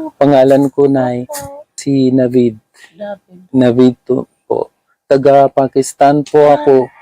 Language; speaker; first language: Filipino; non-native, learner; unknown